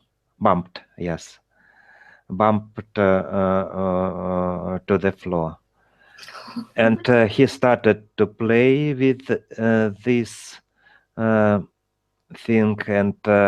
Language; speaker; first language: English; non-native, learner; Russian